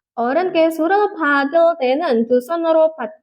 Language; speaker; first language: Korean; non-native, fluent; Indonesian